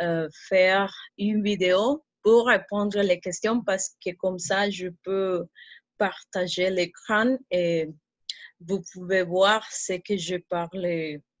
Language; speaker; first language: French; non-native, fluent; Spanish